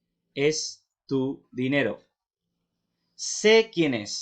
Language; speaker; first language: Spanish; non-native, fluent; Urdu